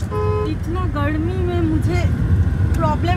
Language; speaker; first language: Hindi; non-native, local second language; Bangla